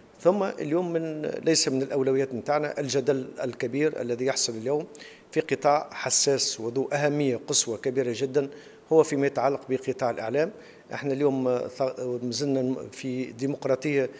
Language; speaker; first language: Arabic; native; Arabic